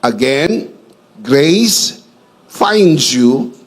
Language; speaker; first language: English; non-native, local second language; Filipino